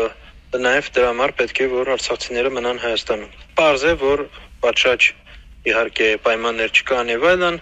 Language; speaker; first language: Armenian; native; Armenian